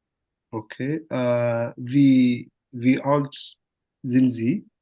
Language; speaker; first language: German; non-native, learner; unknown